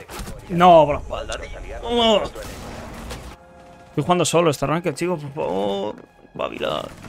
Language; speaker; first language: Spanish; native; Spanish